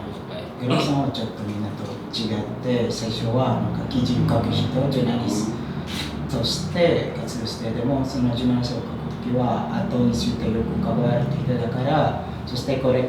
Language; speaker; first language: Japanese; non-native, fluent; Indonesian